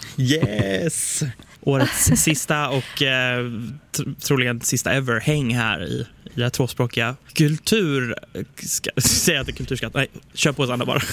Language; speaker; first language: Swedish; early bilingual, other home language; Finnish